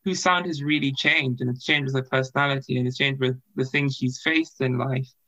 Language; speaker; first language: English; non-native, local second language; Yoruba